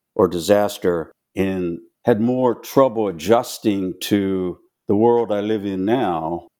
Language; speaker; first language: English; native; English